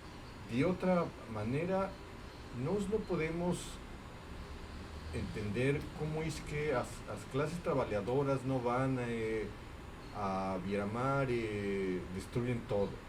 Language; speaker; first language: Portuguese; non-native, fluent; Spanish